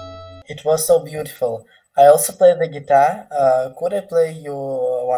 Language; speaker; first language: English; non-native, fluent; Russian